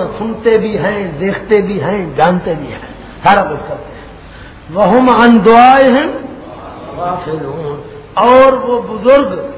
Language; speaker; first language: Urdu; non-native, local second language; Punjabi